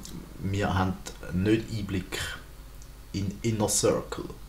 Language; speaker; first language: German; native; German